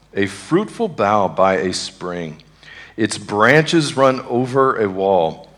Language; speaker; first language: English; native; English